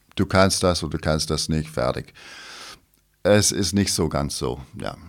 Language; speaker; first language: German; non-native, fluent; English